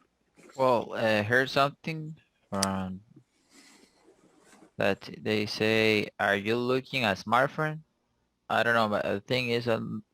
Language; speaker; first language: English; non-native, learner; Spanish